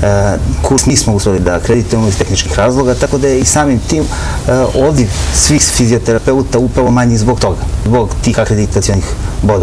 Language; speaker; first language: Serbian; native; Serbian